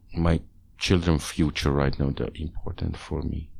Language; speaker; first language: English; non-native, learner; Hungarian